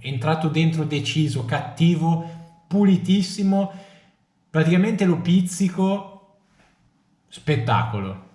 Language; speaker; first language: Italian; native; Italian